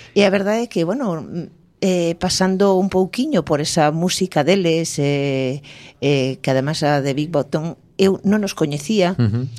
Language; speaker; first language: Galician; native; Galician